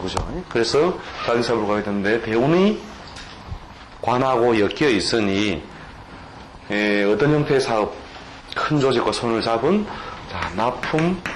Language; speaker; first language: Korean; native; Korean